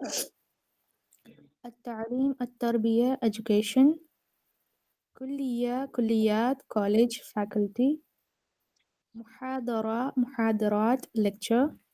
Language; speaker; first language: Arabic; non-native, learner; Urdu